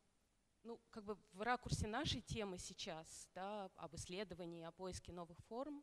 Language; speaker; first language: Russian; native; Russian